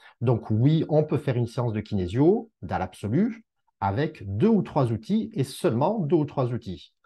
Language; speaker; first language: French; native; French